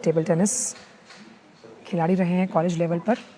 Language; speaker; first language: Hindi; native; Hindi